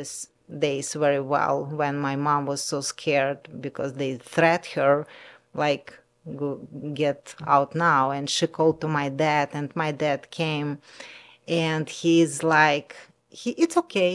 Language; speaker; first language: English; non-native, learner; Russian